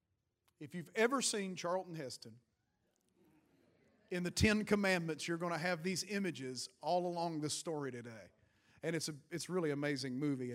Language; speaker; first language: English; native; English